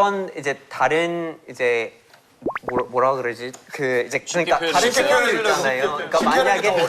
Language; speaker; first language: Korean; non-native, fluent; English